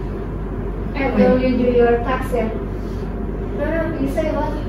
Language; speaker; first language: English; non-native, learner; Indonesian